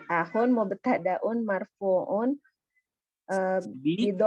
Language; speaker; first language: Arabic; non-native, learner; Indonesian